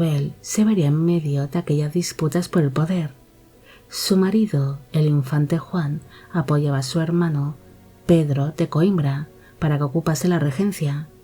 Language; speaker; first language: Spanish; native; Spanish